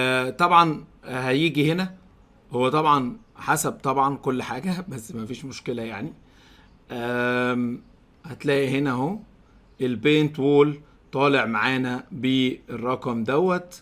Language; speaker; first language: Arabic; native; Arabic